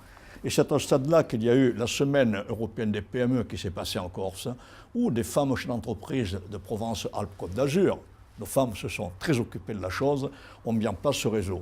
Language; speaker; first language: French; native; French